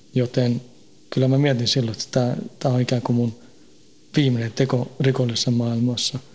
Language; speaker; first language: Finnish; early bilingual, heritage; Finnish